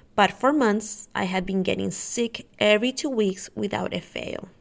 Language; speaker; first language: English; non-native, fluent; Spanish